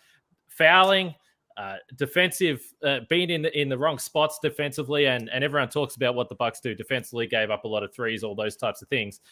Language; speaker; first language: English; native; English